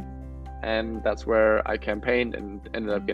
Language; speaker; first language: English; non-native, fluent; German